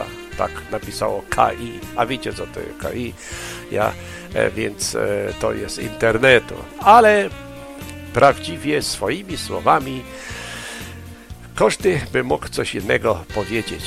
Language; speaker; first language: Polish; early bilingual, heritage; Polish